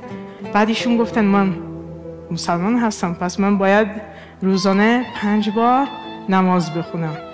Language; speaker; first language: Persian; non-native, fluent; Portuguese